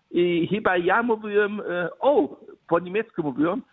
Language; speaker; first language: Polish; early bilingual, other home language; German